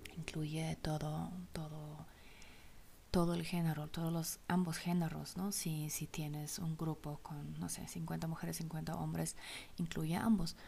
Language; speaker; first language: Spanish; non-native, fluent; German